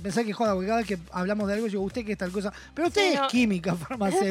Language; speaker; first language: Spanish; native; Spanish